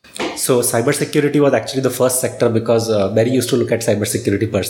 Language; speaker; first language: English; non-native, local second language; Marwari